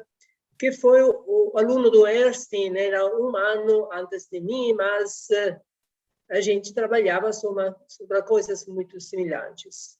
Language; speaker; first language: Portuguese; non-native, fluent; Italian